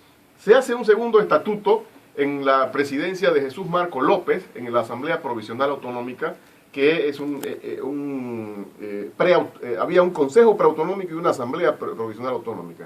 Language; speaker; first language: Spanish; native; Spanish